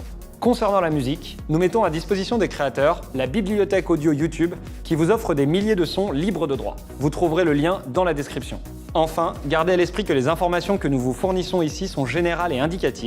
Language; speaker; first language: French; native; French